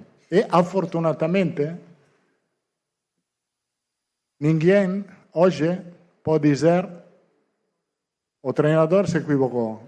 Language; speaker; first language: Portuguese; non-native, learner; Italian